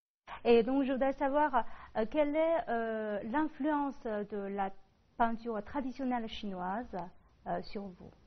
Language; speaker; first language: French; non-native, fluent; Chinese